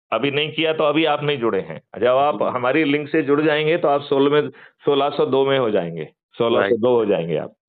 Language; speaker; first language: Hindi; native; Hindi